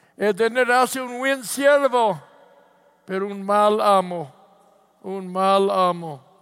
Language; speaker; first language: Spanish; non-native, fluent; English